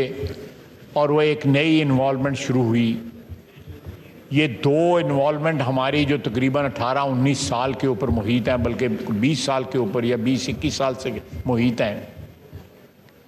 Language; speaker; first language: Urdu; non-native, local second language; Punjabi